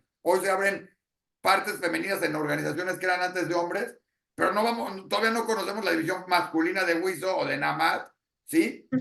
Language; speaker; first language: Spanish; native; Spanish